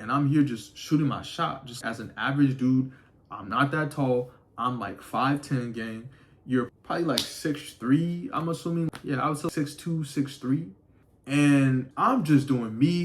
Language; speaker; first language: English; native; English